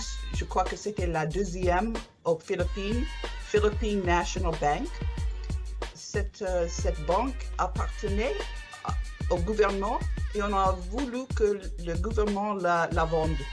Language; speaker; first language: French; non-native, learner; English